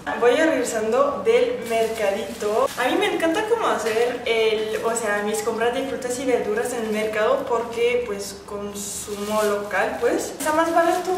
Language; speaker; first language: Spanish; non-native, fluent; French